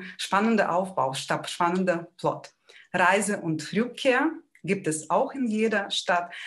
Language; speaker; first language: German; non-native, fluent; Ukrainian